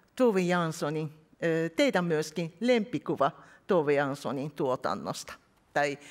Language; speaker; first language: Finnish; non-native, fluent; Japanese